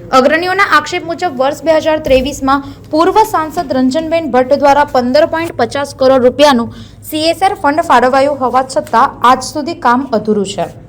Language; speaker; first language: Gujarati; native; Gujarati